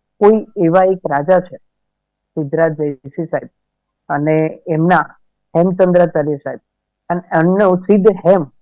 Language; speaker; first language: Gujarati; native; Gujarati